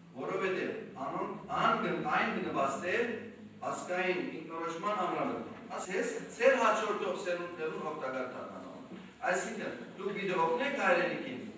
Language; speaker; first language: Armenian; early bilingual, heritage; Armenian